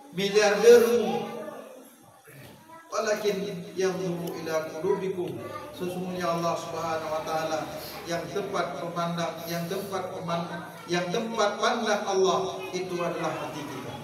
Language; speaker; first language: Indonesian; non-native, local second language; Achinese